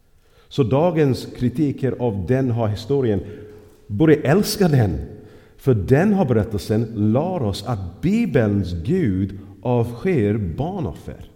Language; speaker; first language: Swedish; non-native, fluent; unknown